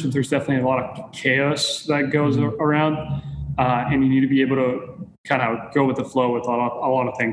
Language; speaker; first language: English; non-native, fluent; Spanish